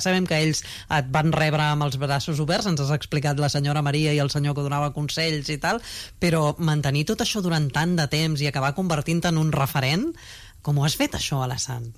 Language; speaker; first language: Catalan; native; Catalan